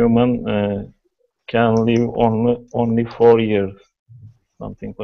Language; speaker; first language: English; non-native, learner; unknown